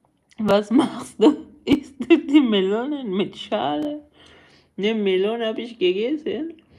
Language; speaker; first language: German; non-native, learner; Persian